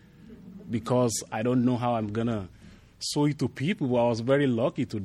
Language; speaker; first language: English; non-native, local second language; Yoruba